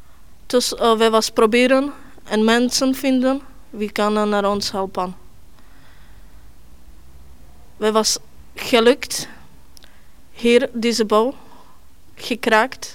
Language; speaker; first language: Dutch; non-native, learner; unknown